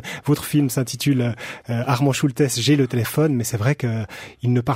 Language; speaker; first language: French; native; French